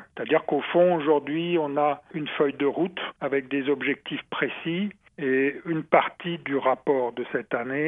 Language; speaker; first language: French; native; French